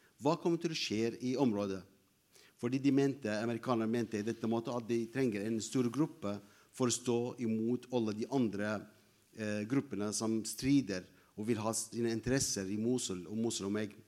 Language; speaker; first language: Norwegian; non-native, fluent; Arabic